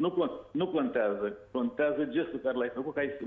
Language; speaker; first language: Romanian; native; Romanian